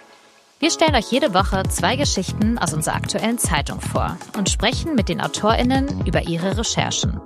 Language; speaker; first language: German; native; German